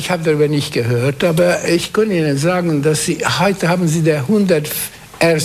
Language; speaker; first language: German; non-native, fluent; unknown